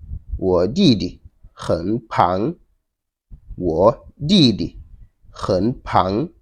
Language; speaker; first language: Chinese; non-native, fluent; Wolof